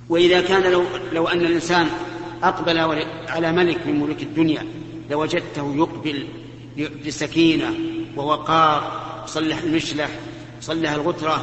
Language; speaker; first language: Arabic; native; Arabic